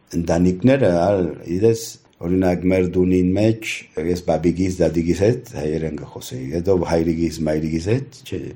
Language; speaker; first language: Armenian; early bilingual, heritage; Armenian